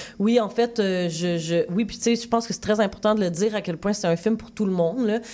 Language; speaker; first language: French; native; French